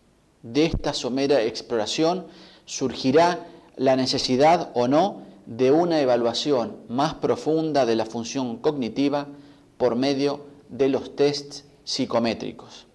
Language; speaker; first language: Spanish; native; Spanish